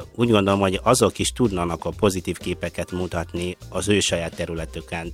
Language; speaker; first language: Hungarian; non-native, fluent; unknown